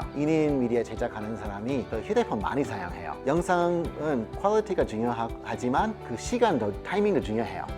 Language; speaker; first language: Korean; non-native, fluent; English